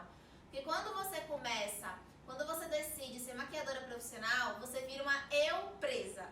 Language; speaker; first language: Portuguese; native; Portuguese